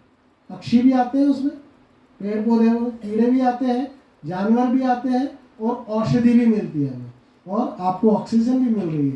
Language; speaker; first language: Hindi; native; Hindi